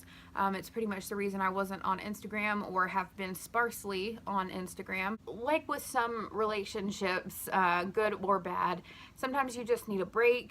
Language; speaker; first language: English; native; English